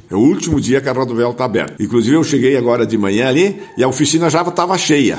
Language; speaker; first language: Portuguese; non-native, local second language; German